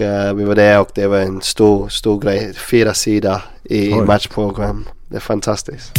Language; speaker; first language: Swedish; non-native, learner; English